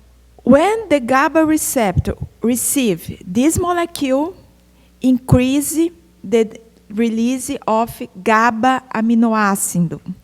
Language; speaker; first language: English; non-native, fluent; Portuguese